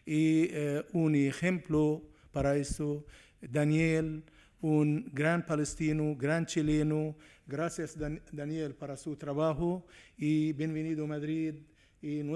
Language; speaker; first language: Spanish; non-native, learner; Arabic